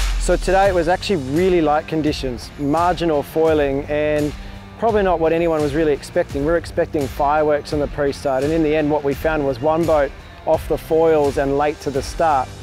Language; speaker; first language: English; native; English